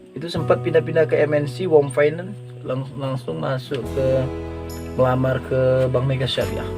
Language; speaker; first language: Indonesian; native; Indonesian